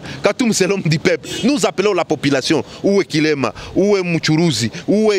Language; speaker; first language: French; non-native, local second language; Swahili